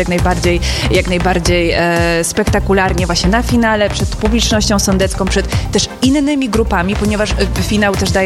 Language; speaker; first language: Polish; native; Polish